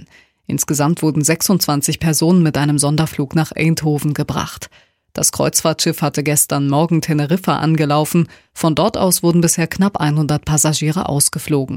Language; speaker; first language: German; native; German